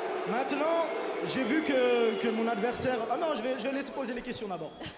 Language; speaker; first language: French; native; French